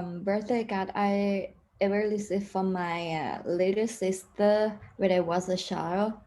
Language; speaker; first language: English; non-native, learner; Thai